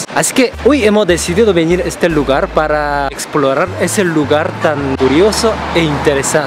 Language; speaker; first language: Spanish; non-native, fluent; Korean